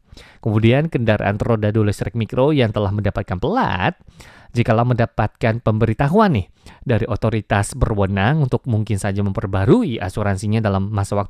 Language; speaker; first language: Indonesian; native; Indonesian